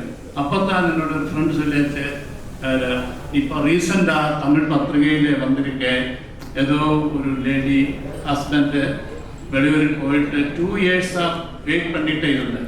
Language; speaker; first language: Tamil; non-native, learner; Malayalam